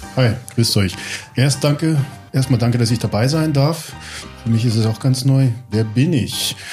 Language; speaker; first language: German; early bilingual, other home language; English